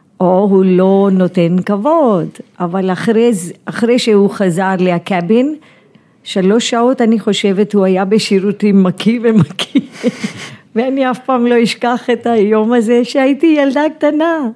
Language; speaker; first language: Hebrew; non-native, fluent; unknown